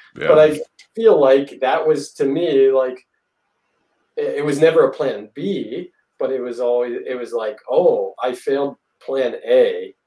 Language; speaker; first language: English; native; English